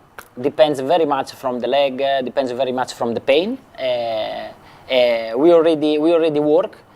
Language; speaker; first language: English; non-native, fluent; Italian